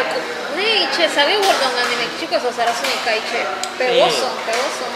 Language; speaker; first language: Korean; non-native, learner; Spanish